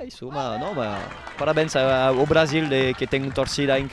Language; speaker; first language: Portuguese; non-native, learner; Italian